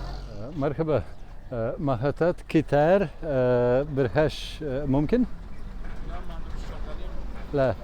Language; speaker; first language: Arabic; non-native, learner; Latvian